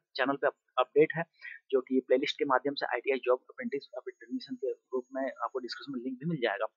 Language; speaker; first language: Hindi; native; Hindi